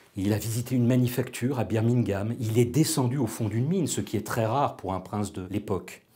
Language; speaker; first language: French; native; French